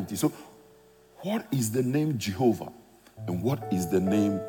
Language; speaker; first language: English; non-native, local second language; Akan